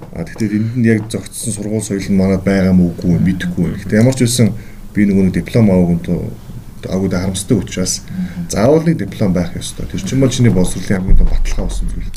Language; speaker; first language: Mongolian; native; Mongolian